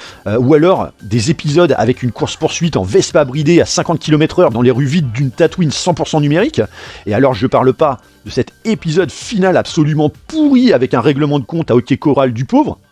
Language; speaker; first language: French; native; French